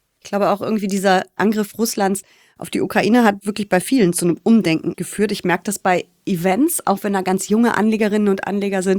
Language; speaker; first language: German; native; German